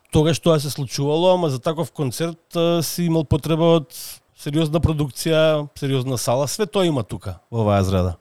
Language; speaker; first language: Macedonian; native; Macedonian